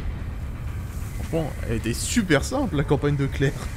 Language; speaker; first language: French; native; French